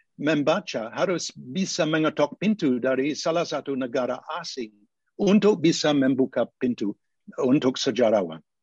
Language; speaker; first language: Indonesian; non-native, fluent; English